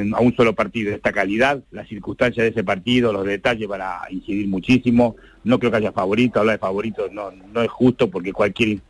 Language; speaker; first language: Spanish; native; Spanish